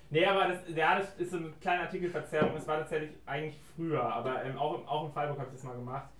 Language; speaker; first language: German; native; German